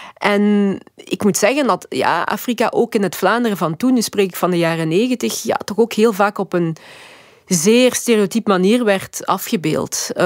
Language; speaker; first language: Dutch; early bilingual, other home language; Lingala